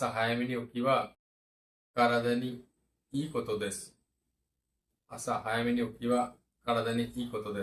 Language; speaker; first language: Japanese; non-native, learner; Bangla